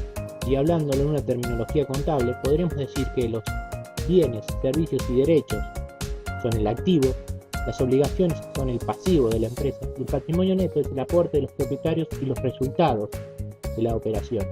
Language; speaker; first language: Spanish; native; Spanish